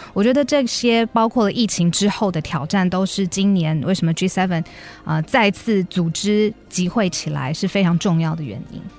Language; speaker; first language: Chinese; native; Chinese